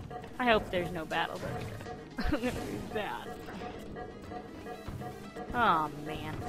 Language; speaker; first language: English; native; English